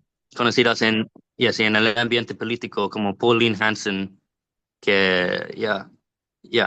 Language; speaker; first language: Spanish; non-native, learner; English